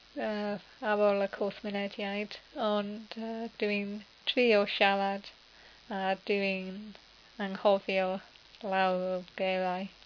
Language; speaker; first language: Welsh; non-native, learner; English